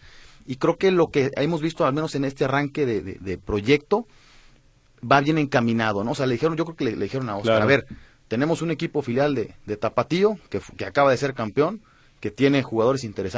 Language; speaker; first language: Spanish; native; Spanish